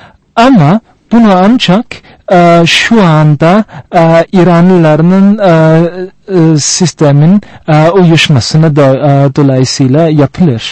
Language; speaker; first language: Turkish; non-native, fluent; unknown